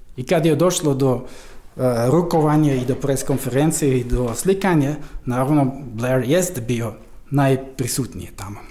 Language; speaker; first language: Croatian; non-native, fluent; Dutch